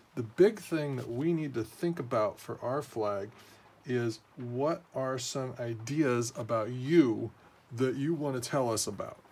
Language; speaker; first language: English; native; English